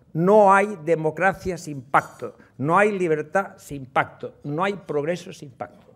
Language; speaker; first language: Spanish; non-native, local second language; Catalan